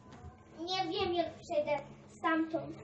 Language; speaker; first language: Polish; early bilingual, heritage; Polish